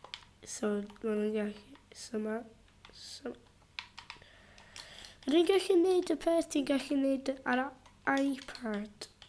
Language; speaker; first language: Welsh; non-native, local second language; English